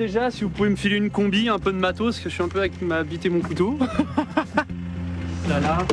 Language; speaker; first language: French; native; French